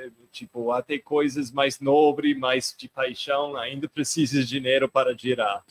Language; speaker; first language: Portuguese; non-native, fluent; English